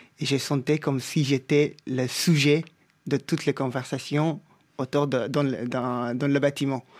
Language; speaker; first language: French; non-native, fluent; Bangla